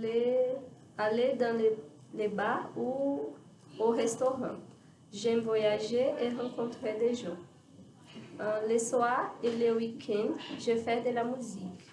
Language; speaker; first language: French; non-native, learner; Portuguese